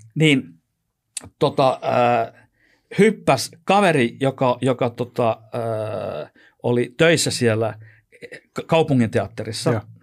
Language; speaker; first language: Finnish; non-native, local second language; Swedish